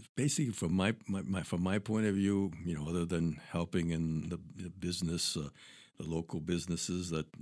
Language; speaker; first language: English; early bilingual, other home language; Spanish